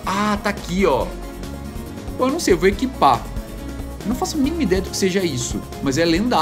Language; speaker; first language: Portuguese; native; Portuguese